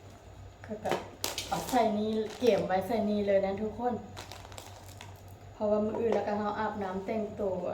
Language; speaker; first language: Thai; non-native, local second language; Lao